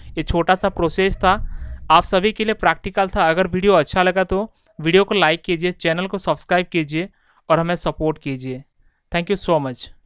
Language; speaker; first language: Hindi; non-native, local second language; Bangla